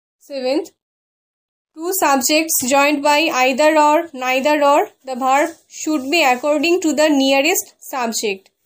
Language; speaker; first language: English; non-native, local second language; Bangla